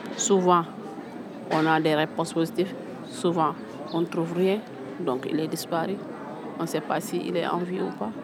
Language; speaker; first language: French; non-native, local second language; Fula